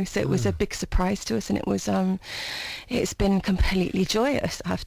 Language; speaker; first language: English; native; English